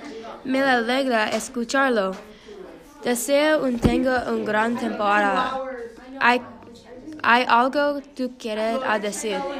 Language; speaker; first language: Spanish; non-native, learner; English